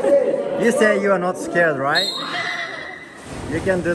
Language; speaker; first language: English; non-native, learner; Japanese